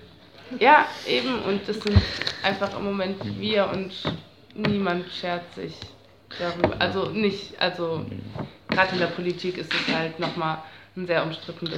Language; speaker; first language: German; native; German